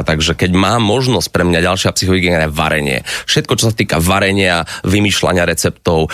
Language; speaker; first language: Slovak; native; Slovak